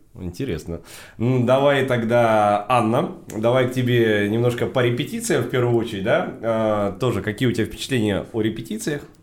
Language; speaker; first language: Russian; native; Russian